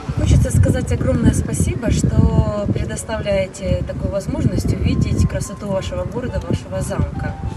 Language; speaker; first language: Russian; native; Russian